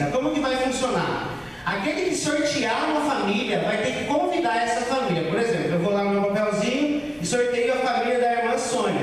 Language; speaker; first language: Portuguese; native; Portuguese